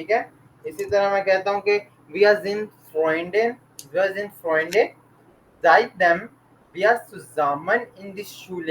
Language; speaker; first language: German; non-native, fluent; Hindi